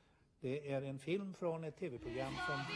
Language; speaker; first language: Swedish; native; Swedish